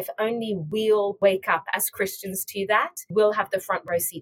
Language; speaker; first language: English; native; English